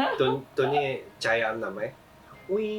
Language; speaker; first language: Thai; non-native, learner; Japanese